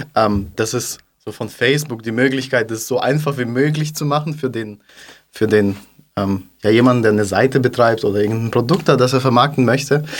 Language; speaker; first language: German; non-native, fluent; Russian